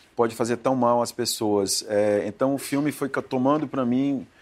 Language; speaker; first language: Portuguese; native; Portuguese